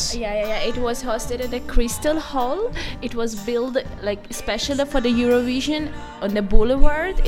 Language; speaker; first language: English; non-native, fluent; Azerbaijani